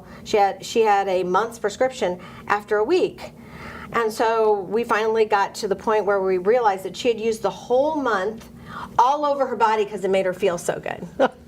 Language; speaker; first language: English; native; English